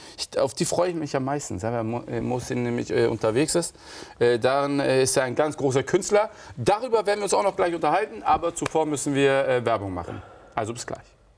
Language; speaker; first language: German; early bilingual, other home language; Turkish